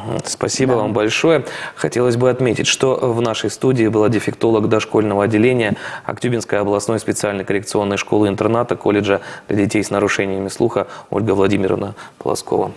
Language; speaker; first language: Russian; native; Russian